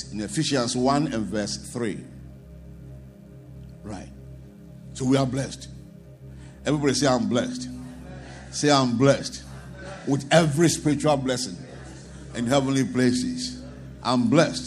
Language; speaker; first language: English; non-native, local second language; Akan